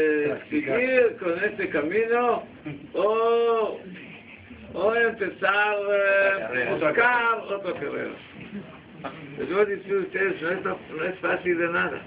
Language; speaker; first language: Spanish; non-native, learner; Hebrew